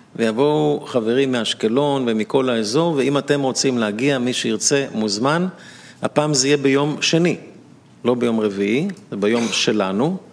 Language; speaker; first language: Hebrew; native; Hebrew